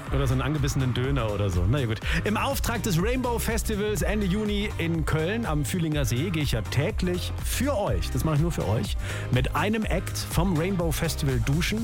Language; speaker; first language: German; native; German